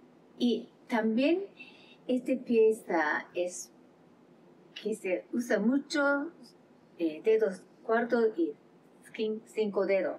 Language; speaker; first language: Spanish; non-native, learner; Japanese